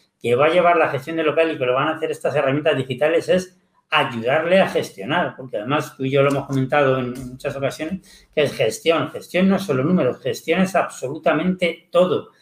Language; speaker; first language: Spanish; native; Spanish